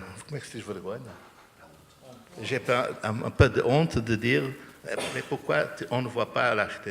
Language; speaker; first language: French; non-native, fluent; Portuguese